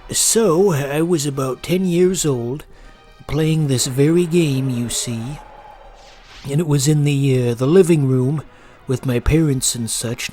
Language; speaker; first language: English; native; English